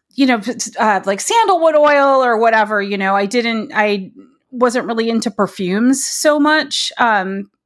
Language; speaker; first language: English; native; English